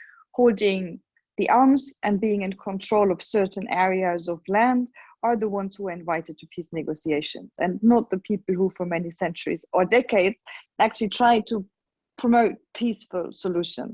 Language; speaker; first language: English; non-native, fluent; German